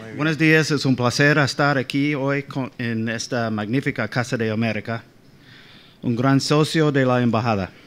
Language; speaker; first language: Spanish; non-native, fluent; English